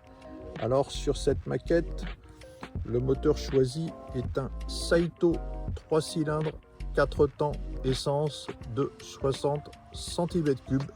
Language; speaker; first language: French; native; French